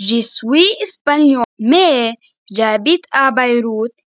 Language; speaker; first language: French; non-native, learner; Arabic